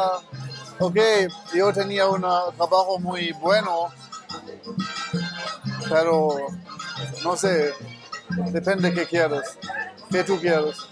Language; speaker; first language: Spanish; non-native, learner; German